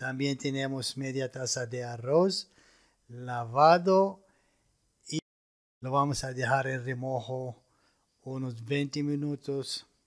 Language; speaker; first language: Spanish; non-native, fluent; Arabic